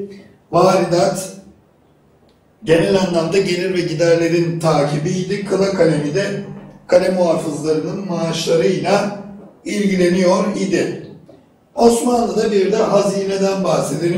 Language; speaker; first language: Turkish; native; Turkish